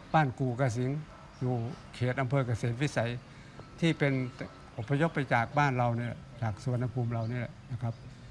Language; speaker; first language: Thai; non-native, local second language; Northeastern Thai